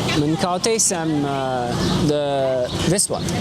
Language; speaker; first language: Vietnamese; non-native, learner; Turkish